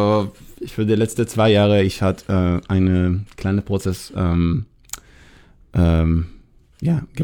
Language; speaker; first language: German; non-native, learner; Hebrew